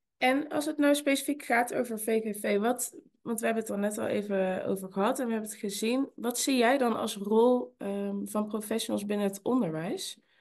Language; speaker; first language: Dutch; native; Dutch